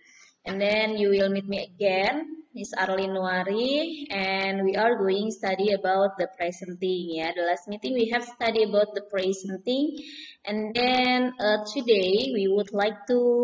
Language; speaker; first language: English; non-native, learner; Indonesian